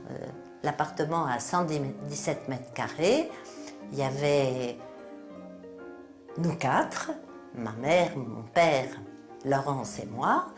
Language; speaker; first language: French; native; French